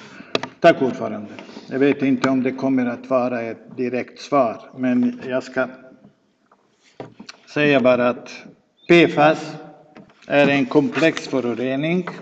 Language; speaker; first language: Swedish; non-native, fluent; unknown